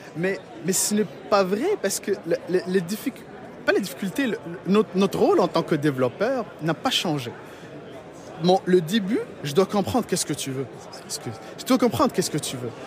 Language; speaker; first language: French; non-native, local second language; Arabic